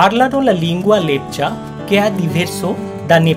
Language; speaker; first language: Italian; non-native, fluent; Bangla